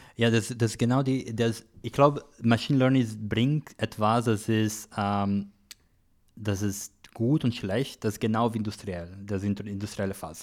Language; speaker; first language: German; non-native, learner; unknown